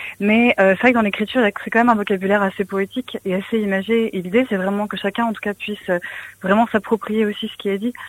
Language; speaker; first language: French; native; French